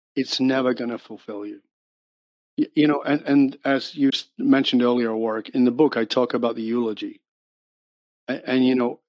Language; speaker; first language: English; native; English